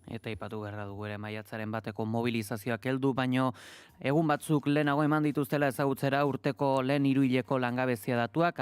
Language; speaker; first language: Basque; native; Basque